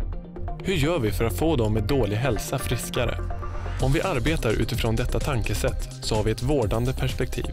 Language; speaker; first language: Swedish; native; Swedish